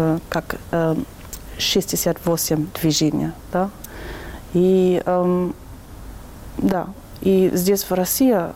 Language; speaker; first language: Russian; non-native, learner; German